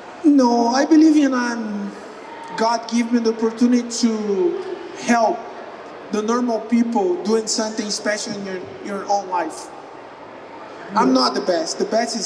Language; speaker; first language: English; non-native, learner; Portuguese